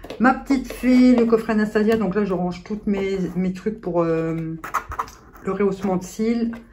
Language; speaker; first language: French; native; French